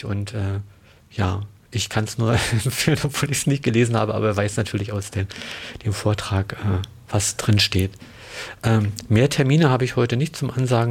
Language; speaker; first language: German; native; German